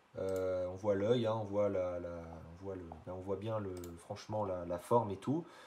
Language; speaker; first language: French; native; French